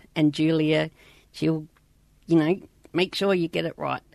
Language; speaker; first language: English; native; English